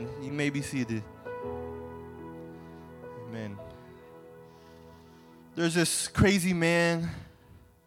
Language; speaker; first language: English; native; English